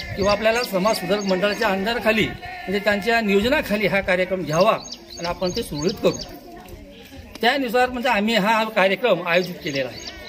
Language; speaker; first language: Marathi; non-native, local second language; Lambadi